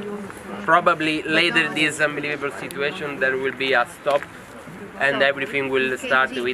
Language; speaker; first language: English; non-native, learner; Romanian